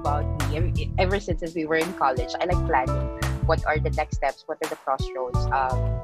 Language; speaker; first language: English; non-native, local second language; Filipino